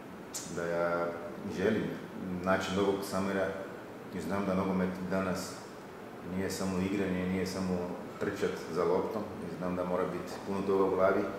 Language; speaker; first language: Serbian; non-native, fluent; Portuguese